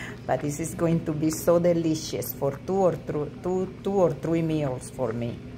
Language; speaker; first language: English; non-native, learner; Spanish